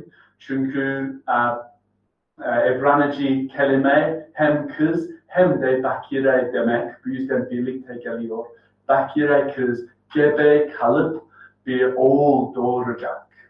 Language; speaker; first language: Turkish; non-native, fluent; English